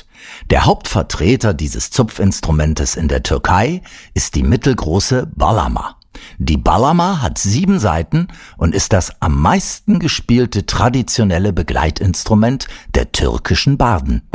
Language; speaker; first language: German; native; German